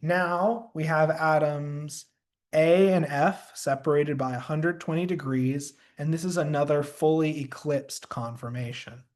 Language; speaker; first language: English; native; English